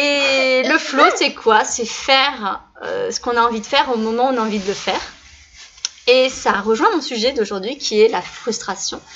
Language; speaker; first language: French; native; French